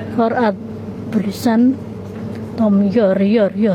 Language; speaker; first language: Swedish; non-native, learner; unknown